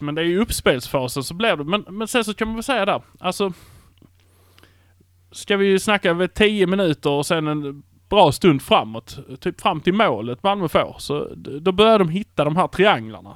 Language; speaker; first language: Swedish; native; Swedish